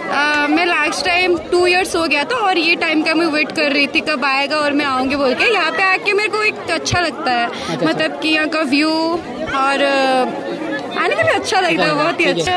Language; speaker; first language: Hindi; non-native, local second language; Odia